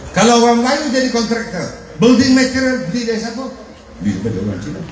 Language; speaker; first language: Malay; native; Malay